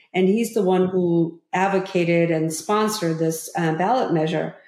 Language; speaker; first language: English; early bilingual, other home language; Korean